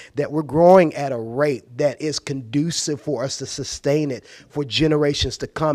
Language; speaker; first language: English; native; English